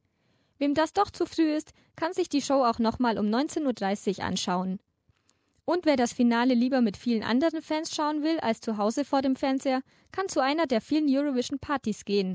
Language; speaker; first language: German; native; German